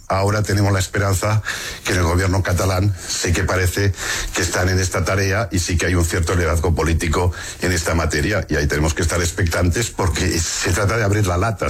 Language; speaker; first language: Spanish; non-native, local second language; Catalan